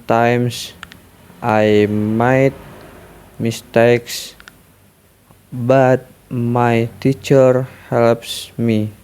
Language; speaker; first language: English; non-native, learner; Indonesian